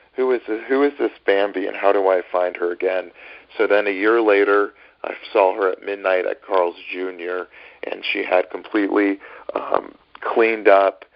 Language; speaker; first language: English; native; English